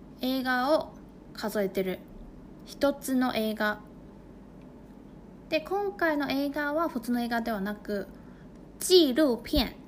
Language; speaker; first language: Japanese; non-native, fluent; Chinese